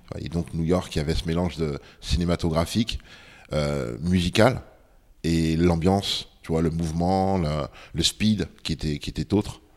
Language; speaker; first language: French; early bilingual, other home language; Bambara